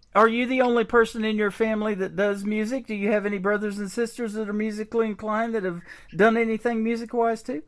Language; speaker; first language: English; native; English